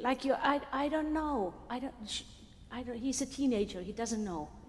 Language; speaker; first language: English; non-native, fluent; Finnish